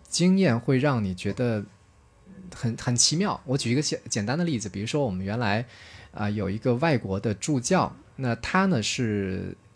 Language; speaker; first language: Chinese; native; Chinese